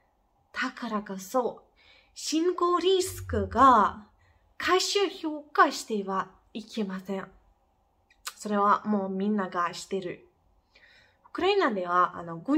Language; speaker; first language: Japanese; non-native, fluent; Ukrainian